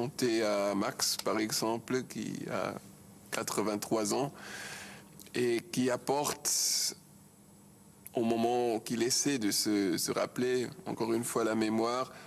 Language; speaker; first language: French; non-native, local second language; German